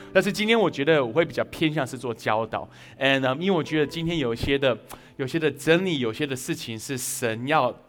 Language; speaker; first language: Chinese; early bilingual, heritage; Chinese